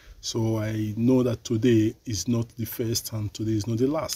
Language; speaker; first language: English; non-native, learner; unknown